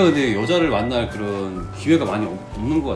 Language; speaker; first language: Korean; native; Korean